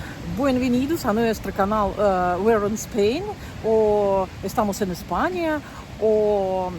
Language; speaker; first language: Spanish; non-native, learner; Russian